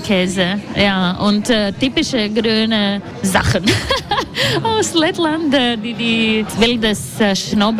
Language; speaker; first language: German; non-native, learner; Latvian